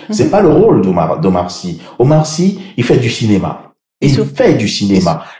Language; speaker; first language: French; native; French